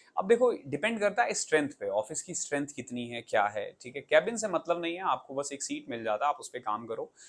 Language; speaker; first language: Hindi; native; Hindi